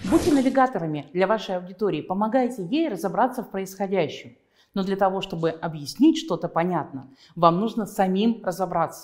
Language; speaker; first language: Russian; native; Russian